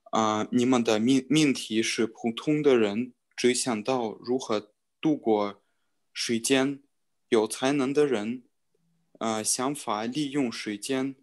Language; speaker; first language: Chinese; non-native, learner; Russian